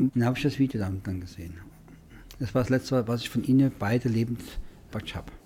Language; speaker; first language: German; native; German